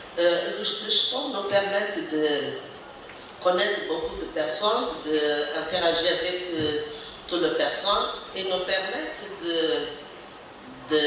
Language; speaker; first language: French; non-native, learner; Portuguese